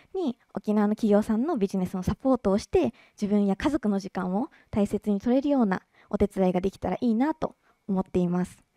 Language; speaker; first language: Japanese; native; Japanese